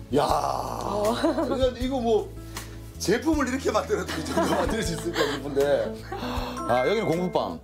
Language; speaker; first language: Korean; native; Korean